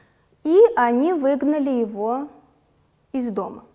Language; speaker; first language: Russian; non-native, local second language; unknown